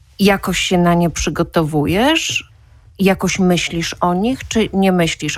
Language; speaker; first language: Polish; native; Polish